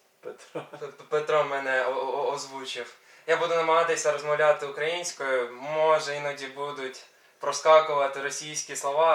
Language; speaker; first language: Ukrainian; non-native, local second language; Russian